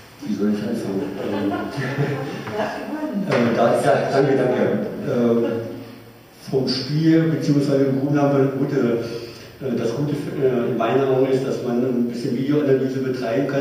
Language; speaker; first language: German; native; German